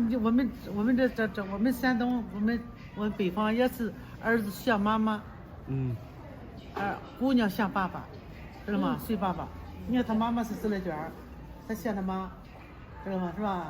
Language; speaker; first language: Chinese; native; Chinese